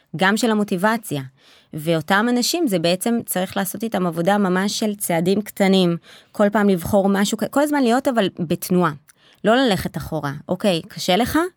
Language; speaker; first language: Hebrew; native; Hebrew